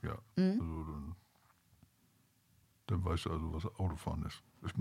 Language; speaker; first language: German; native; German